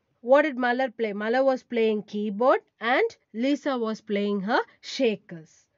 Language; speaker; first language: English; non-native, local second language; Tamil